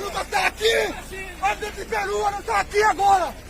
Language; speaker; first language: Portuguese; non-native, learner; Haitian Creole